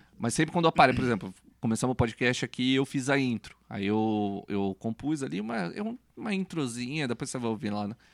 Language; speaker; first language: Portuguese; native; Portuguese